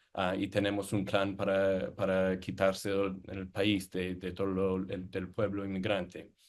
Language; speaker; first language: Spanish; non-native, fluent; English